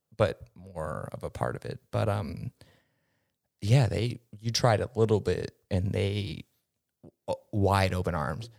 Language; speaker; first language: English; early bilingual, other home language; Spanish